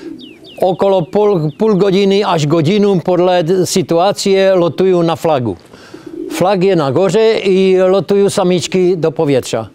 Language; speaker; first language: Polish; non-native, learner; Czech